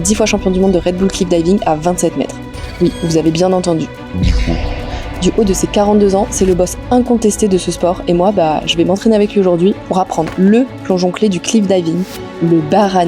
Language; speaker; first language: French; native; French